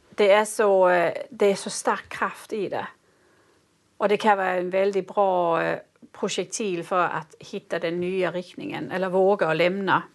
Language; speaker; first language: Swedish; native; Swedish